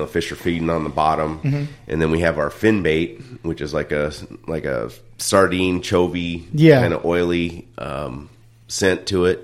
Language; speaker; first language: English; native; English